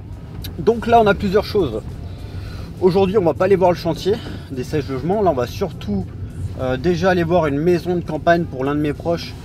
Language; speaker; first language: French; native; French